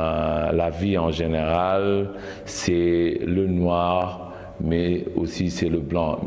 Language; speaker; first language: French; non-native, local second language; Wolof